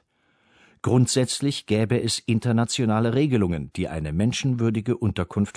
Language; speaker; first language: German; native; German